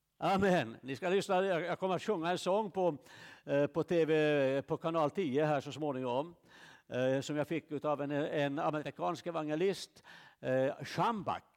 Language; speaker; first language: Swedish; native; Swedish